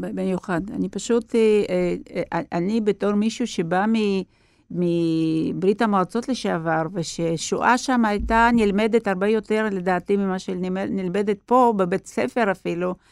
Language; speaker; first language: Hebrew; non-native, fluent; Russian